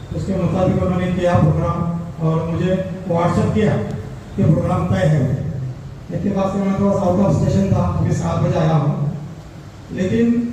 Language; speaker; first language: Urdu; native; Urdu